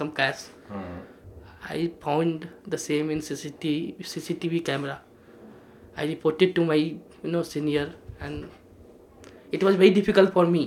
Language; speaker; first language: English; non-native, local second language; Hindi